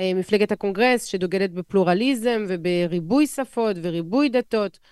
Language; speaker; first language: Hebrew; non-native, fluent; French